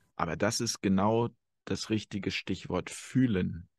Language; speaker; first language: German; native; German